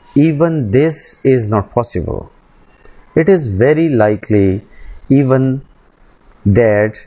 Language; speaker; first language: English; non-native, local second language; Urdu